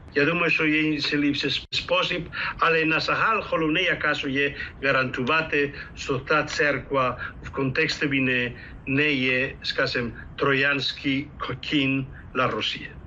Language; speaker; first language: Ukrainian; non-native, fluent; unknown